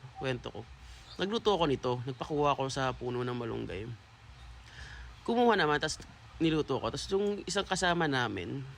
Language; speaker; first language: Filipino; non-native, local second language; Pampanga